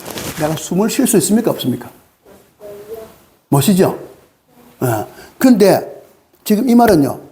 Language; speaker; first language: Korean; native; Korean